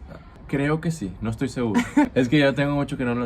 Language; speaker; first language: Spanish; native; Spanish